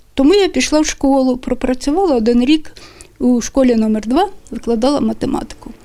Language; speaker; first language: Ukrainian; native; Ukrainian